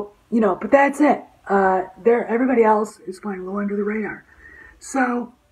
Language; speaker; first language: English; native; English